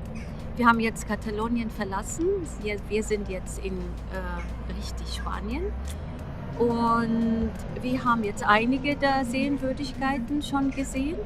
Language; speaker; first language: German; non-native, fluent; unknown